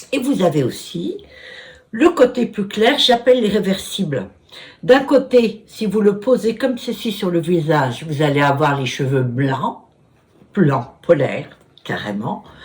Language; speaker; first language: French; native; French